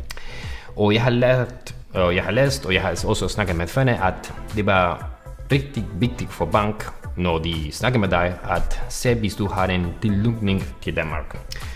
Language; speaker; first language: Danish; non-native, fluent; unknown